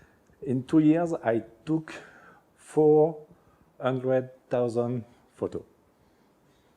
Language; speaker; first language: English; non-native, learner; French